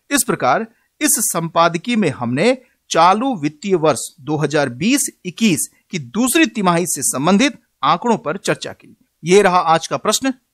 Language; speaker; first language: Hindi; native; Hindi